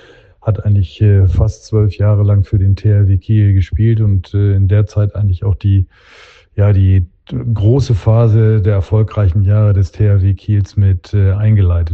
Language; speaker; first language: German; native; German